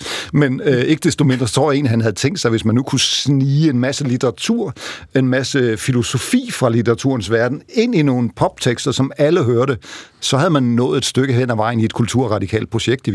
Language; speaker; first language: Danish; native; Danish